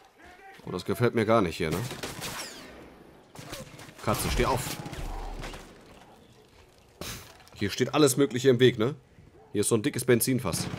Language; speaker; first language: German; native; German